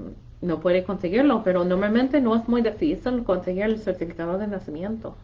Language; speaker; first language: Spanish; non-native, fluent; English